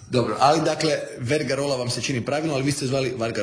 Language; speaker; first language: Croatian; native; Croatian